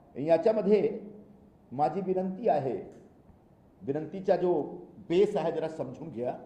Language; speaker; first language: Marathi; non-native, fluent; Hindi